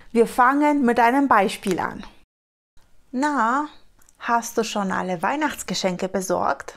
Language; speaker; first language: German; non-native, fluent; Romanian